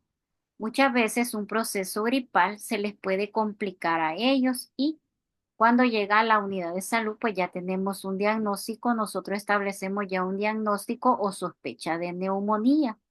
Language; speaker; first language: Spanish; native; Spanish